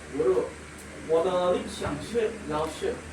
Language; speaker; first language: Chinese; non-native, learner; Indonesian